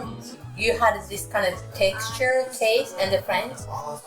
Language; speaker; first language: English; non-native, learner; Japanese